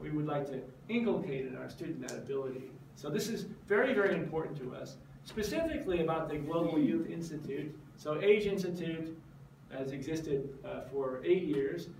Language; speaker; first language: English; native; English